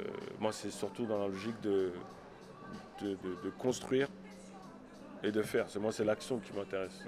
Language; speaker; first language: French; native; French